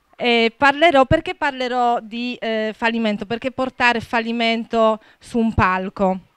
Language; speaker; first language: Italian; non-native, fluent; Polish